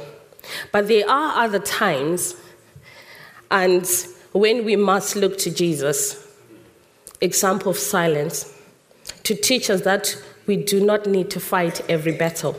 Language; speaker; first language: English; non-native, local second language; Shona